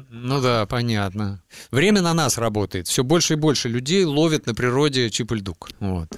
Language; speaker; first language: Russian; native; Russian